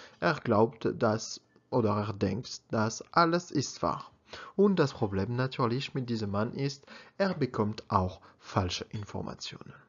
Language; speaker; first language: German; non-native, learner; French